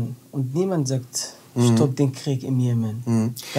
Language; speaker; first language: German; non-native, learner; Arabic